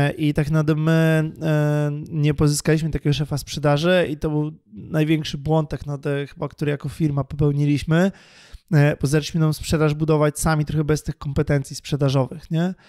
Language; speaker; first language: Polish; native; Polish